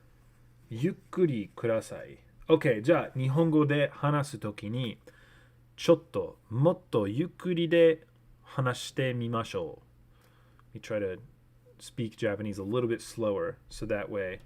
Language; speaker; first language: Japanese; non-native, learner; English